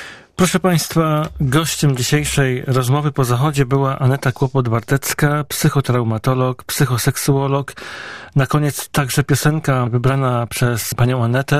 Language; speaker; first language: Polish; native; Polish